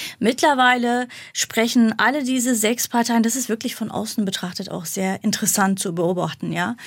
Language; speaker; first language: German; non-native, fluent; Kurdish